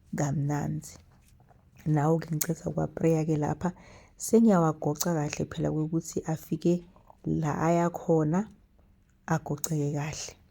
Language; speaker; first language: Zulu; non-native, local second language; Swati